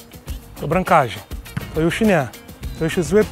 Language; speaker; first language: Polish; non-native, learner; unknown